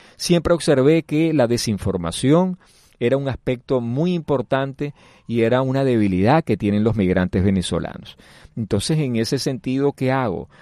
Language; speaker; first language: Spanish; native; Spanish